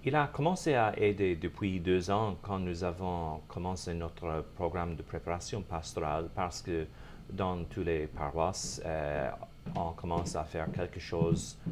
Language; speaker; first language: French; non-native, fluent; English